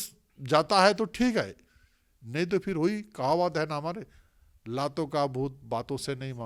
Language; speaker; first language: Hindi; non-native, local second language; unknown